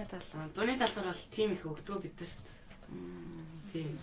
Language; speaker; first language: Mongolian; early bilingual, heritage; Mongolian